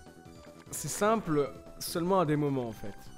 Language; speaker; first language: French; native; French